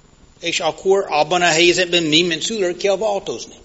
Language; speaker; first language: Hungarian; non-native, fluent; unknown